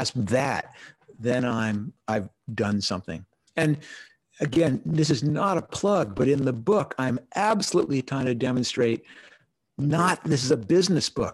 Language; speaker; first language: English; native; English